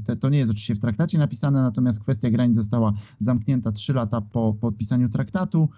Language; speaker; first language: Polish; native; Polish